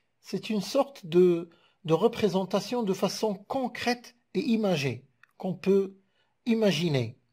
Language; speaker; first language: French; non-native, local second language; Arabic